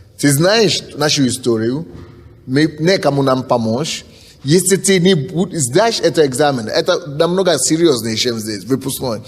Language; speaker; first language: Russian; non-native, fluent; Yoruba